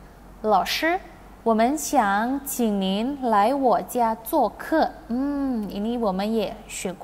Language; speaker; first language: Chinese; non-native, fluent; Indonesian